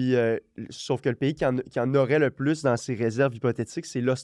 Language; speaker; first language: French; native; French